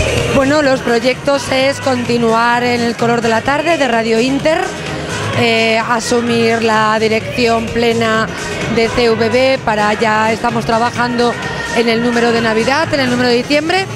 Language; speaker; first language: Spanish; native; Spanish